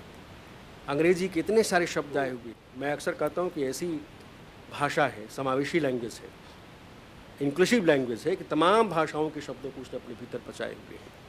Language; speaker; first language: Hindi; native; Hindi